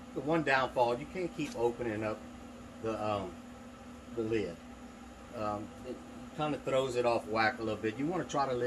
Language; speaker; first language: English; native; English